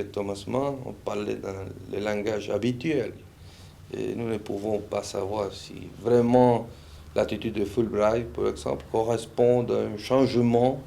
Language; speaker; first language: French; non-native, fluent; Spanish